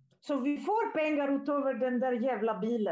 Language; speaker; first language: Swedish; non-native, fluent; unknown